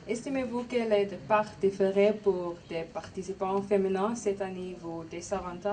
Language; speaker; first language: French; non-native, learner; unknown